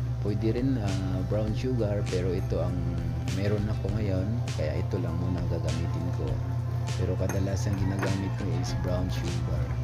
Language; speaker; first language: Filipino; non-native, local second language; Cebuano